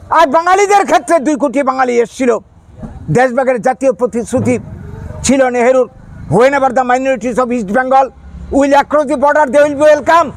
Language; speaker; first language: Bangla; native; Bangla